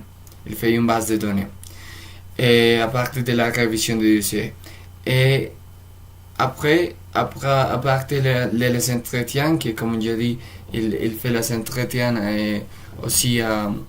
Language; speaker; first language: French; non-native, fluent; Spanish